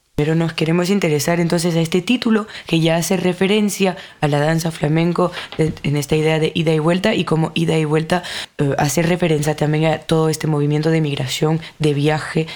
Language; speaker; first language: Spanish; non-native, fluent; French